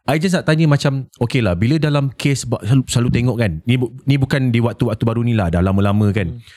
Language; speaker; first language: Malay; native; Malay